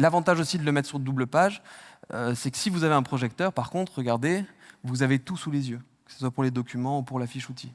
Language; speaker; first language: French; native; French